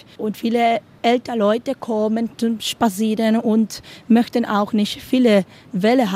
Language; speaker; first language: German; non-native, learner; Spanish